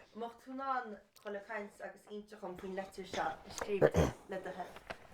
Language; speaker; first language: Irish; native; Irish